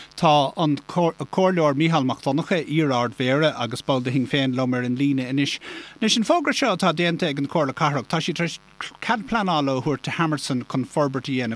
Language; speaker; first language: Irish; native; Irish